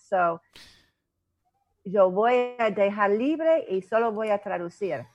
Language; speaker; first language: Spanish; non-native, learner; English